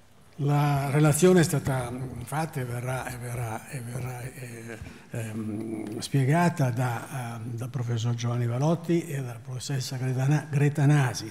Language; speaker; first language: Italian; native; Italian